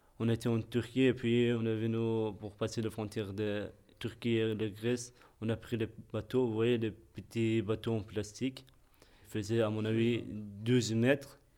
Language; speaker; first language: French; non-native, fluent; Persian